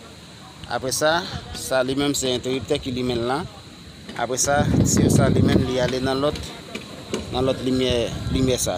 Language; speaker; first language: French; non-native, learner; Haitian Creole